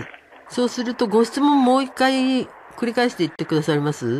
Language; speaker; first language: Japanese; native; Japanese